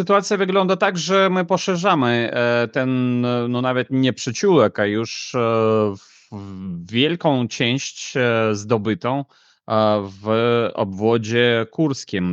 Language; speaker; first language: Polish; non-native, fluent; Ukrainian